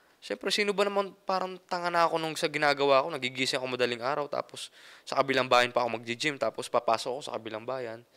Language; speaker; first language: Filipino; native; Filipino